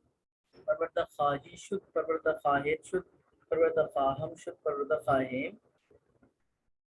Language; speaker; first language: Persian; non-native, fluent; Urdu